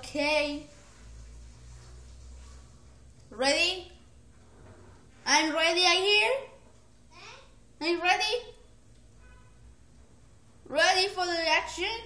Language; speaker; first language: English; non-native, learner; Spanish